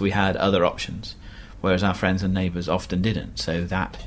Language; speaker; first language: English; native; English